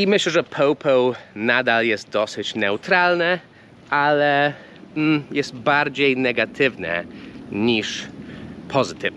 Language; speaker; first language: Polish; non-native, fluent; English